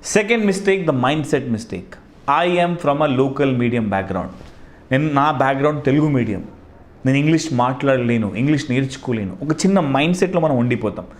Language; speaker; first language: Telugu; non-native, local second language; Hindi